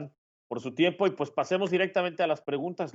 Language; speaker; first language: Spanish; native; Spanish